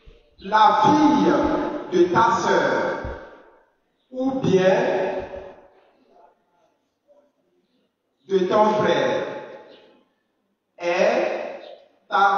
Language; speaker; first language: French; non-native, fluent; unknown